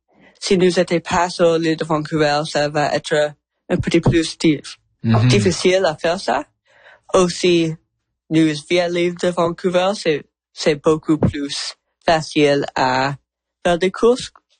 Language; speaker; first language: French; non-native, local second language; English